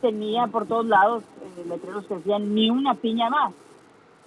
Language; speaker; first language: Spanish; native; Spanish